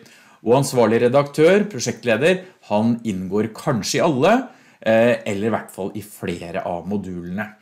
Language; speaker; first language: Norwegian; native; Norwegian